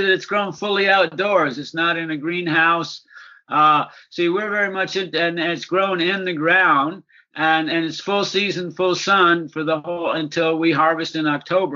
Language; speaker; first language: English; native; English